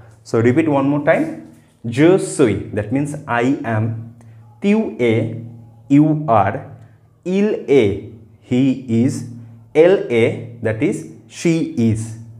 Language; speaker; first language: English; non-native, local second language; Bangla